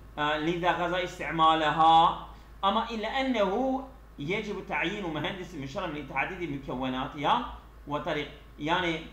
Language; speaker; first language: Arabic; non-native, fluent; Turkish